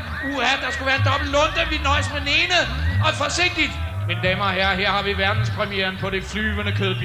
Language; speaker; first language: Danish; native; Danish